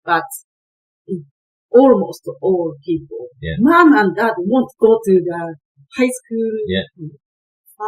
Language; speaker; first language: English; non-native, learner; Japanese